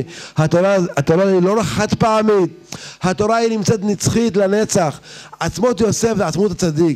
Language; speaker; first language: Hebrew; native; Hebrew